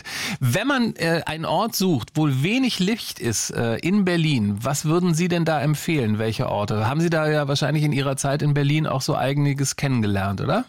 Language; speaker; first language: German; native; German